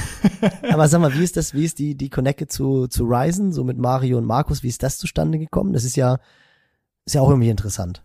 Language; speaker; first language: German; native; German